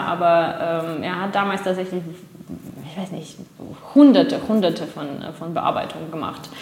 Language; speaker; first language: German; non-native, fluent; Russian